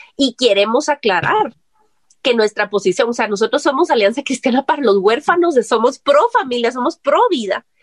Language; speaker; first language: Spanish; native; Spanish